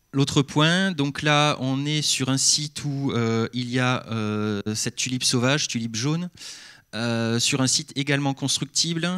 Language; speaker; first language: French; native; French